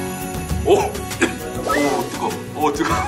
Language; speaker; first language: Spanish; non-native, learner; Korean